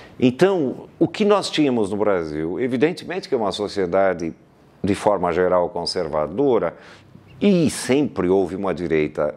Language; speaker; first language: Portuguese; native; Portuguese